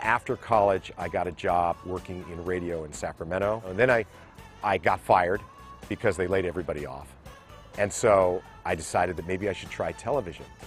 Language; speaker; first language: English; native; English